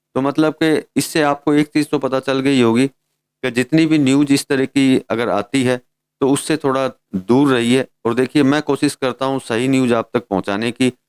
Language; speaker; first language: Hindi; native; Hindi